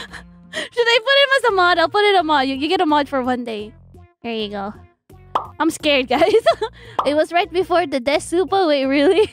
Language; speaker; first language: English; non-native, fluent; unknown